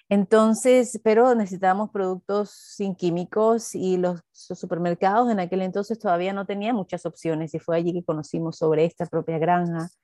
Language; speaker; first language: Spanish; native; Spanish